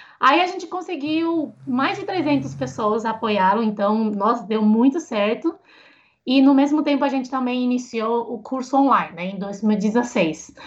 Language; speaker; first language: Portuguese; non-native, fluent; Chinese